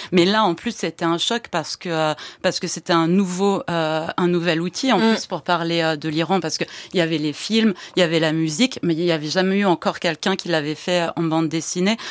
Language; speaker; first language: French; early bilingual, other home language; Persian